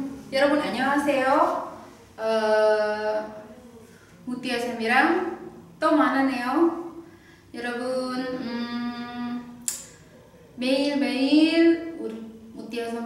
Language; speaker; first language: Korean; non-native, fluent; Indonesian